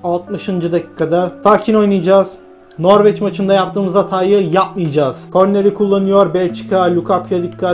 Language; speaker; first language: Turkish; native; Turkish